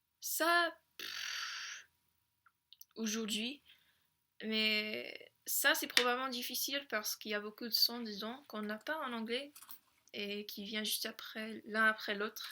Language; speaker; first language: French; non-native, fluent; English